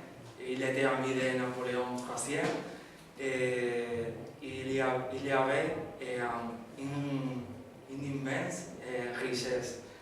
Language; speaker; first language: French; non-native, learner; Spanish